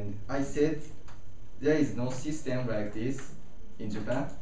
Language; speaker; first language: English; non-native, learner; Japanese